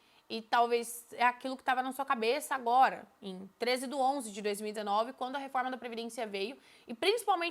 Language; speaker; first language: Portuguese; native; Portuguese